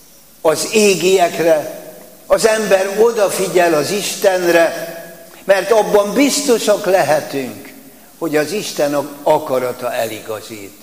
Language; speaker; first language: Hungarian; native; Hungarian